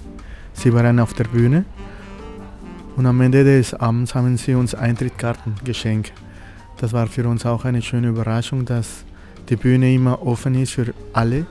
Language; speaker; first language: German; non-native, fluent; Spanish